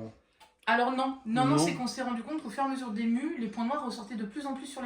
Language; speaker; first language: French; native; French